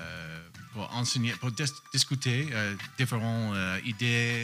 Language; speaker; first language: French; non-native, learner; English